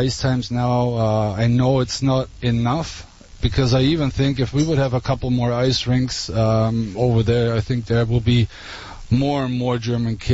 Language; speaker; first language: English; non-native, fluent; German